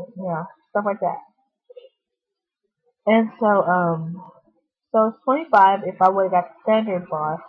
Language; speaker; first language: English; native; English